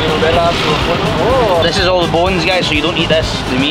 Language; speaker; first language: English; native; English